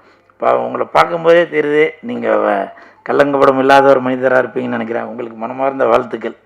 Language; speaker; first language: Tamil; native; Tamil